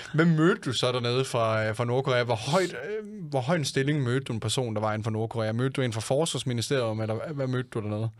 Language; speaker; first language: Danish; native; Danish